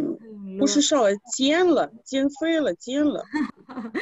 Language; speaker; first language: Chinese; non-native, fluent; Russian